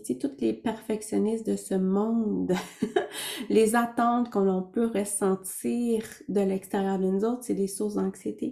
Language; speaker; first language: French; native; French